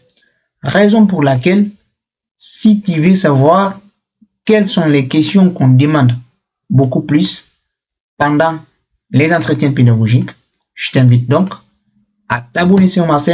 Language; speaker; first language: French; non-native, local second language; Fula